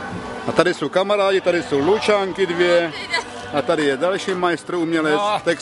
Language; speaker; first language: Czech; native; Czech